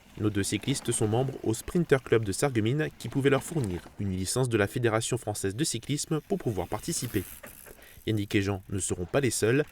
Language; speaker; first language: French; native; French